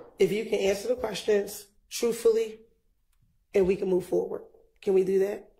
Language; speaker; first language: English; native; English